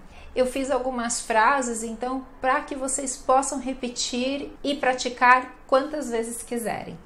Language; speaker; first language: Portuguese; native; Portuguese